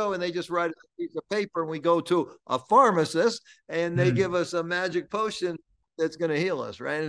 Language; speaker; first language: English; native; English